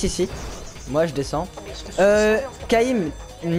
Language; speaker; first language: French; native; French